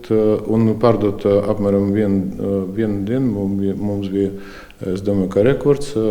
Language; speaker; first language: Latvian; non-native, local second language; Russian